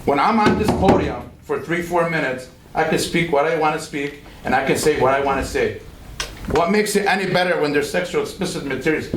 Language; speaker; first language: English; non-native, fluent; Arabic